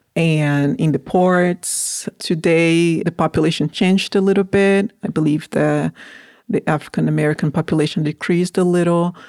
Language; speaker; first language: English; non-native, fluent; Portuguese